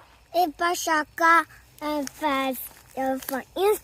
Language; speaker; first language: Russian; early bilingual, heritage; Russian